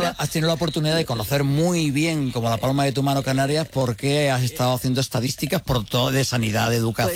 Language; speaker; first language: Spanish; native; Spanish